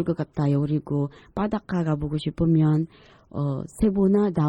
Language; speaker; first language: Korean; non-native, fluent; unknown